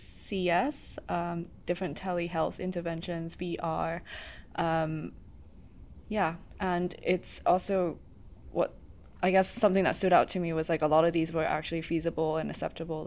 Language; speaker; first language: English; non-native, local second language; Cantonese